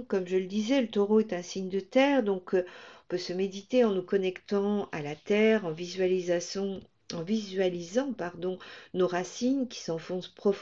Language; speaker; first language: French; native; French